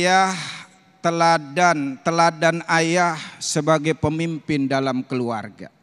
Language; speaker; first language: Indonesian; native; Indonesian